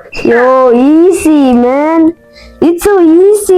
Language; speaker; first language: English; non-native, learner; Mongolian